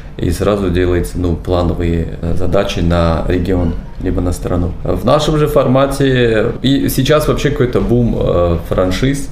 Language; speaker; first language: Russian; non-native, local second language; Tajik